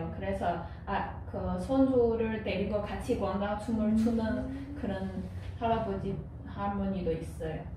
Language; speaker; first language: Korean; non-native, fluent; Chinese